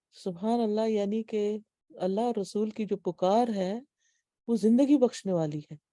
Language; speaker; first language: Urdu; native; Urdu